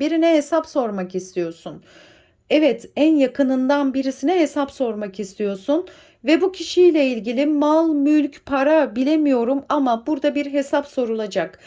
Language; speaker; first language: Turkish; native; Turkish